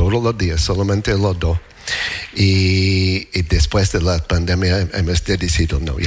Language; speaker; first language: Spanish; non-native, learner; English